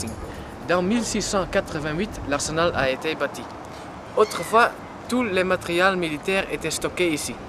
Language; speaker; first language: French; non-native, learner; Dutch